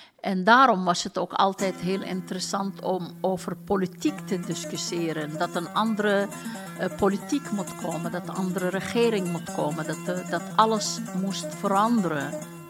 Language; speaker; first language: Dutch; non-native, fluent; Turkish